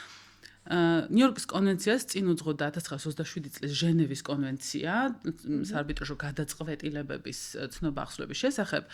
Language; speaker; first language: Georgian; native; Georgian